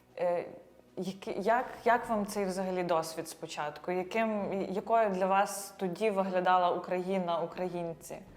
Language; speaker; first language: Ukrainian; native; Ukrainian